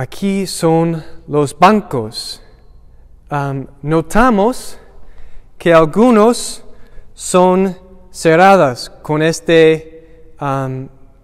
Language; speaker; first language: Spanish; non-native, learner; English